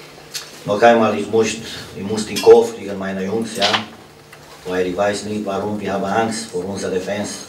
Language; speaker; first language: German; non-native, fluent; Romanian